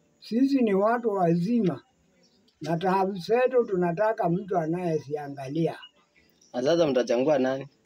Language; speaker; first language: Swahili; non-native, local second language; Kamba